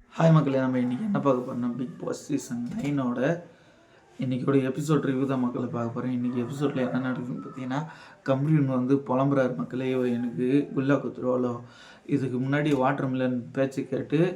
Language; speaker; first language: Tamil; native; Tamil